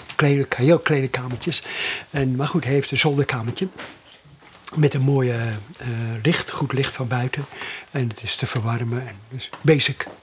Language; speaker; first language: Dutch; native; Dutch